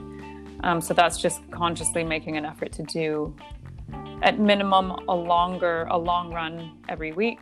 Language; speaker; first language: English; native; English